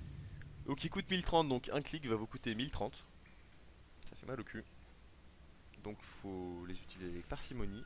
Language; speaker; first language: French; native; French